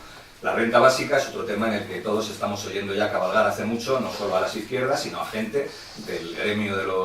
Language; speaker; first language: Spanish; native; Spanish